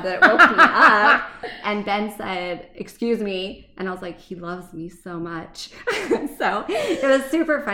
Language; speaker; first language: English; native; English